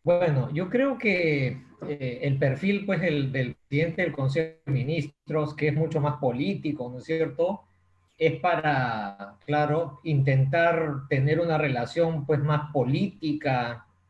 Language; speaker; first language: Spanish; native; Spanish